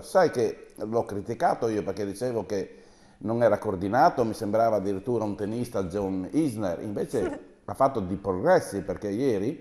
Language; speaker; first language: Italian; native; Italian